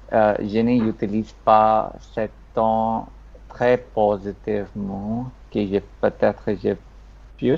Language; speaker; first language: French; non-native, learner; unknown